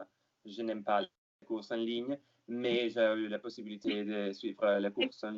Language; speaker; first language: French; non-native, learner; Italian